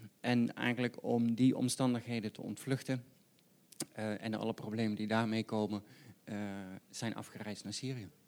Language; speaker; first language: Dutch; native; Dutch